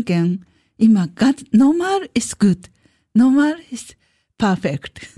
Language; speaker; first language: German; non-native, learner; Japanese